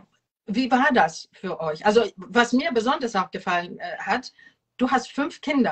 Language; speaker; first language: German; non-native, fluent; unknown